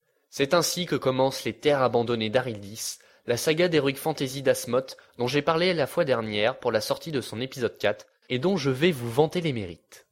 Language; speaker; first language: French; native; French